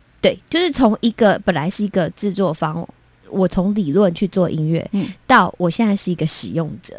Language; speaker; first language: Chinese; non-native, local second language; Min Nan Chinese